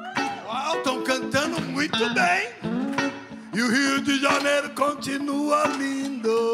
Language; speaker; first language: Portuguese; non-native, fluent; English